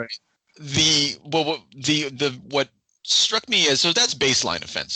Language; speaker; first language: English; native; English